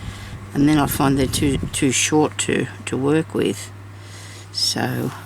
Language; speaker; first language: English; native; English